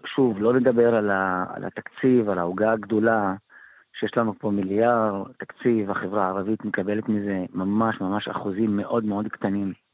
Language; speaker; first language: Hebrew; non-native, local second language; Arabic